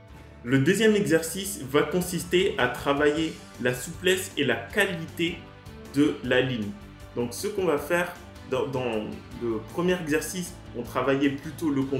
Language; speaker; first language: French; native; French